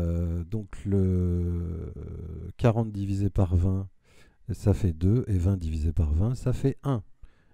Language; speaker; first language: French; native; French